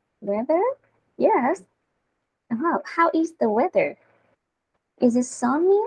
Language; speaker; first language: English; non-native, learner; Vietnamese